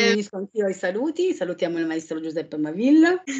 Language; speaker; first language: Italian; native; Italian